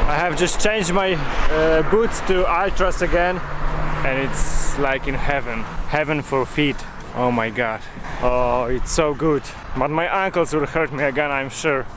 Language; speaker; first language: English; non-native, fluent; Polish